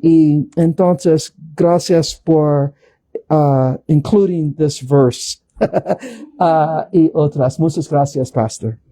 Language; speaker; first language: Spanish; non-native, learner; English